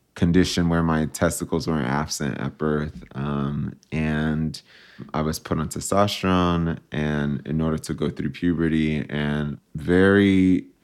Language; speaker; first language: English; native; English